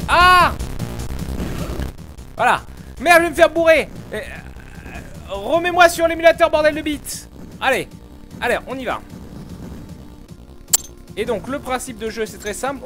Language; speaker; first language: French; native; French